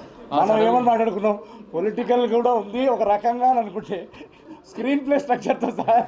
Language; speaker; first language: Telugu; native; Telugu